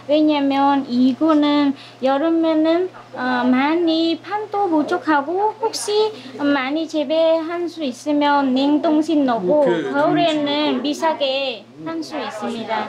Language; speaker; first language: Korean; non-native, learner; Vietnamese